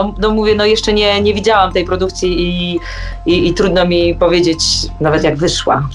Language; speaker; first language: Polish; native; Polish